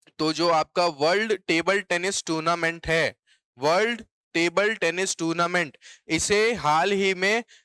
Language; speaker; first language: Hindi; native; Hindi